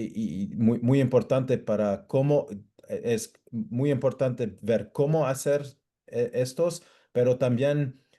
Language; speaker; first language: Spanish; non-native, fluent; English